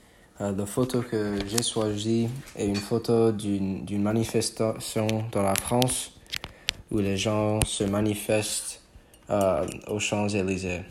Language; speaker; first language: French; non-native, fluent; English